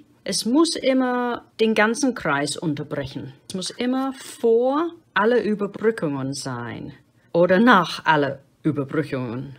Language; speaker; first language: German; non-native, fluent; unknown